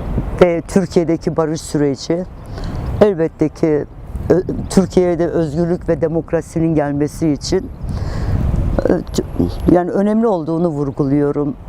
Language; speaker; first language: Turkish; non-native, local second language; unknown